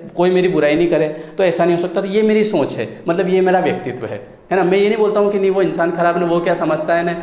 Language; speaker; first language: Hindi; native; Hindi